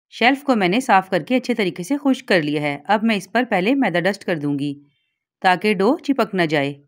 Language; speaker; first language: Urdu; native; Urdu